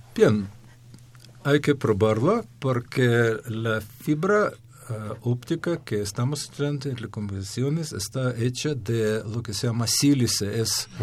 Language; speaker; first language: Spanish; non-native, fluent; Ukrainian